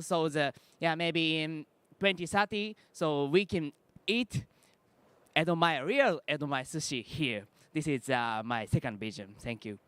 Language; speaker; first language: English; non-native, learner; Japanese